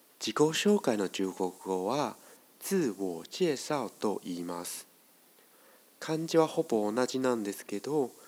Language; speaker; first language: Japanese; non-native, fluent; Chinese